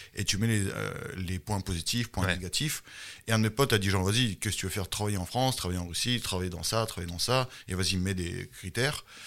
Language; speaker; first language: French; early bilingual, other home language; Russian